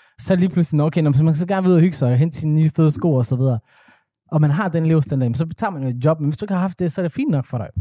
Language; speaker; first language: Danish; early bilingual, other home language; Somali